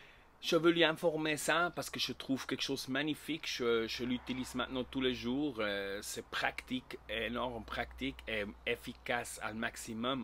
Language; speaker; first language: French; non-native, learner; Spanish